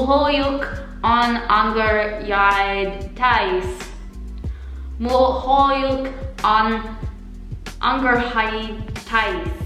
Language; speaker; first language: Estonian; non-native, learner; English